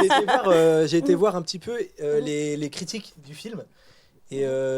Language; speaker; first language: French; native; French